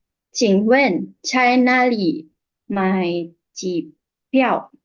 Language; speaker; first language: Chinese; non-native, learner; Indonesian